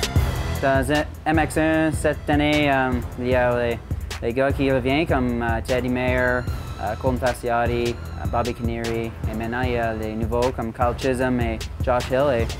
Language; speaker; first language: French; non-native, local second language; English